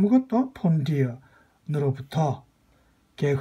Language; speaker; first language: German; non-native, fluent; Korean